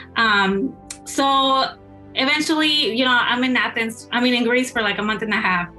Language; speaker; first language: English; native; English